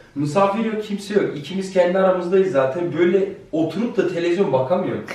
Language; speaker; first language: Turkish; early bilingual, heritage; Turkish